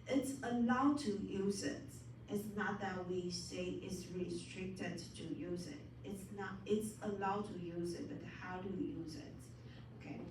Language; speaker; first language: English; non-native, fluent; Chinese